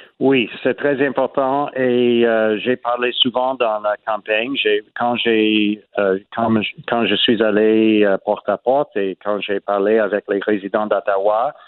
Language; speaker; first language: French; non-native, learner; English